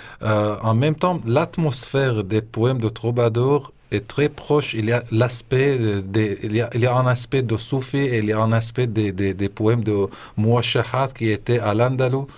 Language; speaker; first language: French; non-native, fluent; Arabic